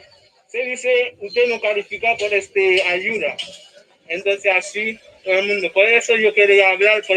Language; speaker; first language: Spanish; non-native, learner; Haitian Creole